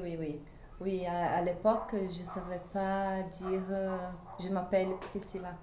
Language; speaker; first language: French; non-native, fluent; Portuguese